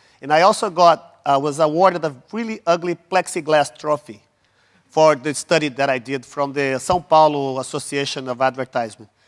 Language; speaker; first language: English; non-native, fluent; Portuguese